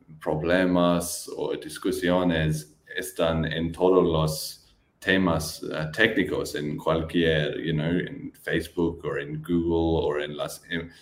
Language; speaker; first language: Spanish; non-native, learner; English